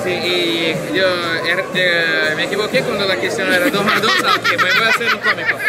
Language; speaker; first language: Spanish; non-native, learner; Portuguese